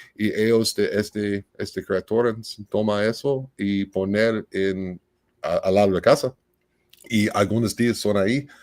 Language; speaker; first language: Spanish; non-native, learner; English